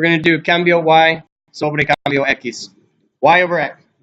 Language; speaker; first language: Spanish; non-native, learner; English